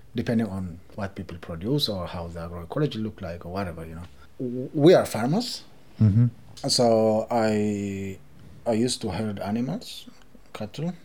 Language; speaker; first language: English; non-native, fluent; Oromo